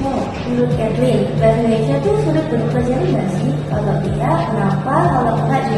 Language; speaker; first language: Indonesian; native; Indonesian